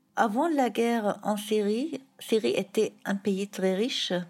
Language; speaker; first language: French; non-native, fluent; Arabic